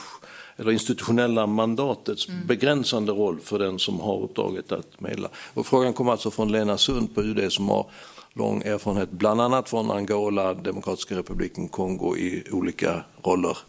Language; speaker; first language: Swedish; native; Swedish